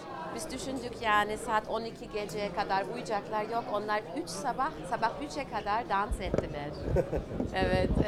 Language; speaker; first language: Turkish; early bilingual, heritage; German